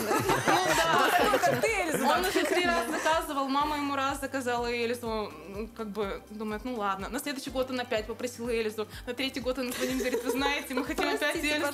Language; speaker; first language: Russian; native; Russian